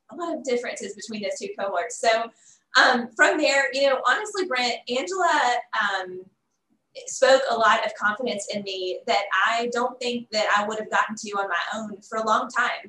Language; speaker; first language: English; native; English